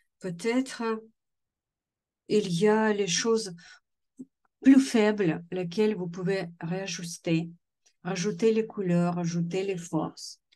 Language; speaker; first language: French; non-native, fluent; Russian